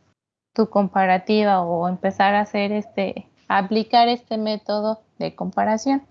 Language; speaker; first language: Spanish; native; Spanish